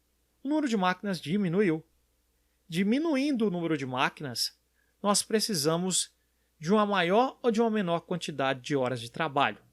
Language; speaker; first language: Portuguese; native; Portuguese